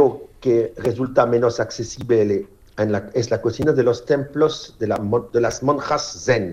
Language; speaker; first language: Spanish; non-native, learner; French